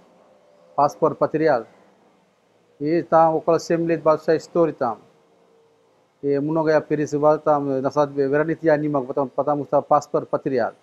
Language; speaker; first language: Russian; non-native, learner; Sinhala